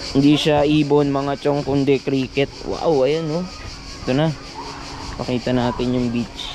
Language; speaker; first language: Filipino; native; Filipino